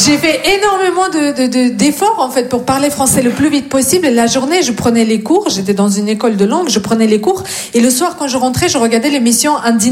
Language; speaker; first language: French; non-native, fluent; Russian